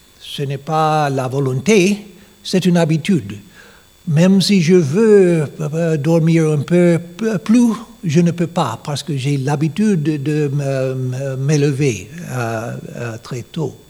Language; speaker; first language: French; non-native, learner; English